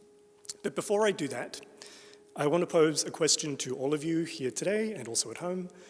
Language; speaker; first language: English; native; English